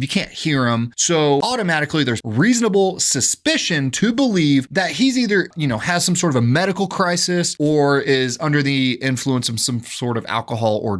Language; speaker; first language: English; native; English